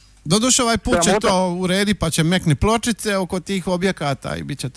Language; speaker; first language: Croatian; native; Croatian